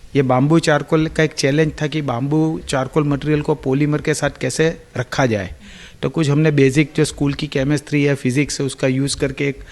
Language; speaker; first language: Hindi; non-native, local second language; Gujarati